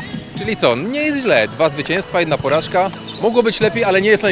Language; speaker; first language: Polish; native; Polish